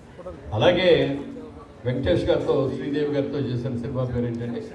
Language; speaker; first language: Telugu; native; Telugu